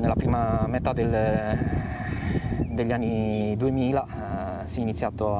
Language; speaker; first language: Italian; native; Italian